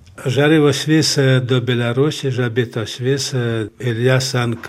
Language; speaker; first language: French; non-native, learner; Belarusian